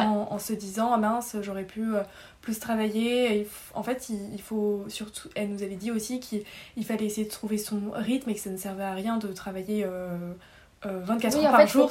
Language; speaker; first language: French; native; French